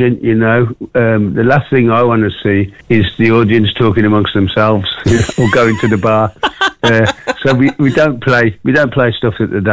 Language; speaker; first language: English; native; English